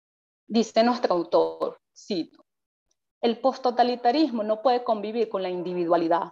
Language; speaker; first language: Spanish; native; Spanish